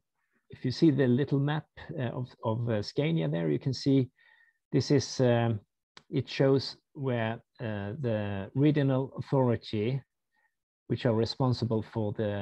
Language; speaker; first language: English; non-native, fluent; Swedish